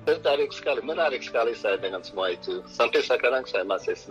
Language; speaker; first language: Indonesian; non-native, fluent; English